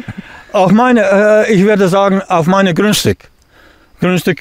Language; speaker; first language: German; non-native, learner; Bosnian